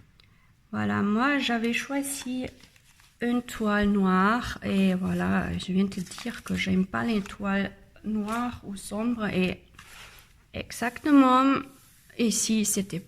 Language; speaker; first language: French; non-native, learner; German